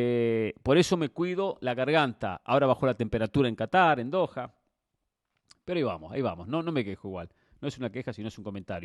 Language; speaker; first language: Spanish; native; Spanish